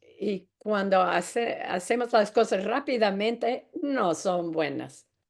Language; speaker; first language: Spanish; non-native, fluent; English